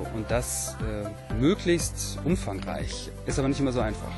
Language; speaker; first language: German; native; German